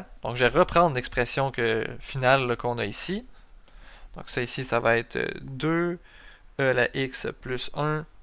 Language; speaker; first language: French; native; French